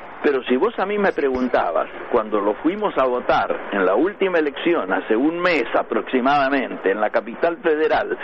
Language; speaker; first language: Spanish; native; Spanish